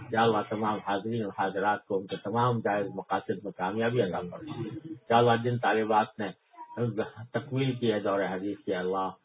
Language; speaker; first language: Urdu; native; Urdu